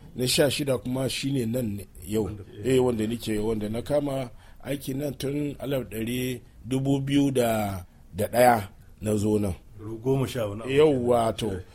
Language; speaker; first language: Hausa; non-native, local second language; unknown